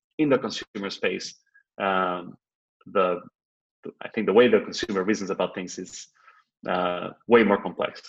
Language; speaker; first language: English; non-native, fluent; Spanish